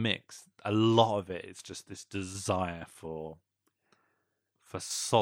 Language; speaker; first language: English; native; English